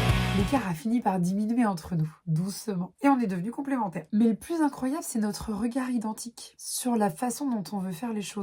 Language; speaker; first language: French; native; French